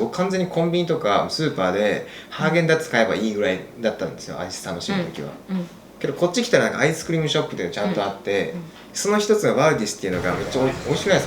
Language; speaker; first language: Japanese; native; Japanese